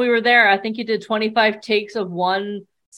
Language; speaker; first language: English; native; English